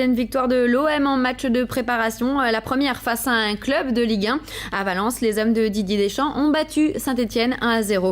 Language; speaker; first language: French; native; French